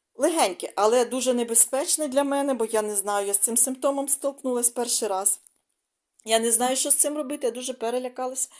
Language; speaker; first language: Ukrainian; non-native, local second language; Russian